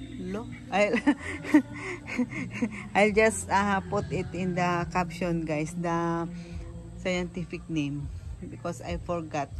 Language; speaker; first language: English; non-native, local second language; Filipino